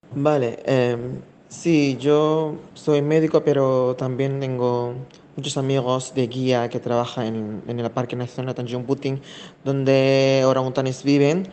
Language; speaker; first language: Spanish; non-native, fluent; Indonesian